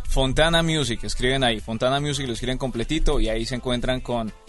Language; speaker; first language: Spanish; native; Spanish